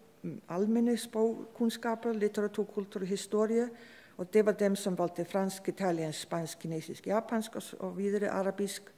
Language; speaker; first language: Danish; non-native, fluent; Icelandic